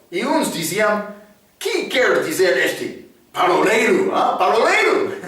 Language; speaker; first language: Portuguese; non-native, fluent; English